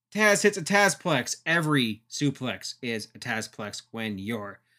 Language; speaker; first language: English; native; English